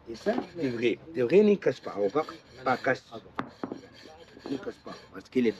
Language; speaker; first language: French; non-native, learner; Arabic